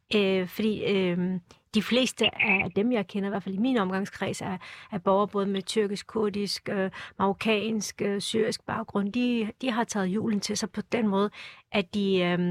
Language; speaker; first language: Danish; early bilingual, other home language; Turkish